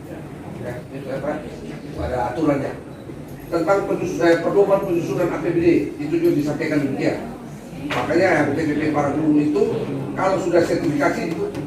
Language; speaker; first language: Indonesian; native; Indonesian